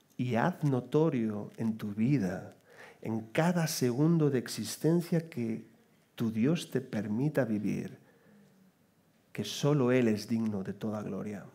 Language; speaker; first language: Spanish; native; Spanish